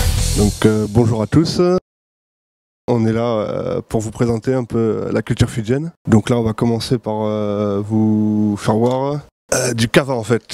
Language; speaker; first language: French; native; French